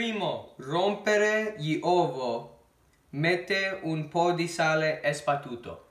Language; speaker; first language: Italian; non-native, learner; English